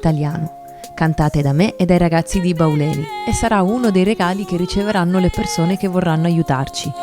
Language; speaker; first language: Italian; native; Italian